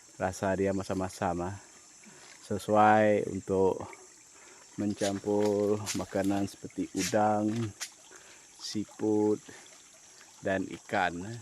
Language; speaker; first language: Malay; non-native, local second language; Iban